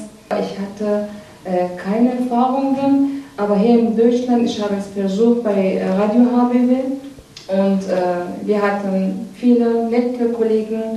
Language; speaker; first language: German; non-native, learner; Persian